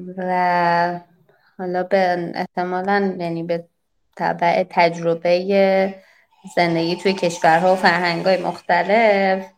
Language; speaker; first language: Persian; native; Persian